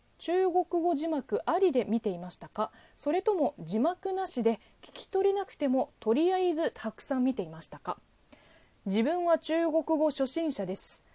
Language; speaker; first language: Japanese; non-native, fluent; Chinese